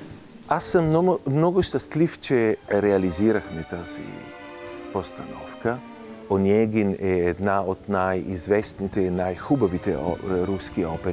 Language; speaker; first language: Bulgarian; non-native, fluent; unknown